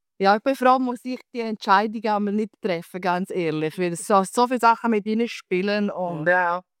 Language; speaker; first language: German; native; German